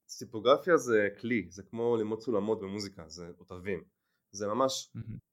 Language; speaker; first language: Hebrew; native; Hebrew